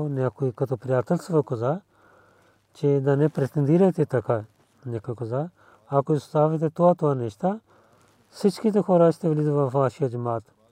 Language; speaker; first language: Bulgarian; non-native, learner; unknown